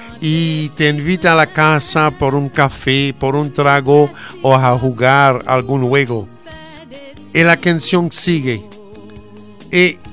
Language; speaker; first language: Spanish; non-native, fluent; Haitian Creole